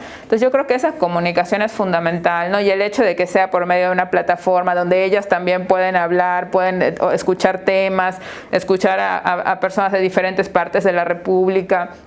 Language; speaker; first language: Spanish; native; Spanish